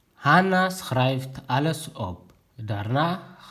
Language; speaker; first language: Dutch; non-native, fluent; Tigrinya